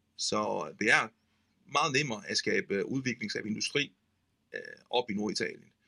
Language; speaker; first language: Danish; non-native, fluent; Italian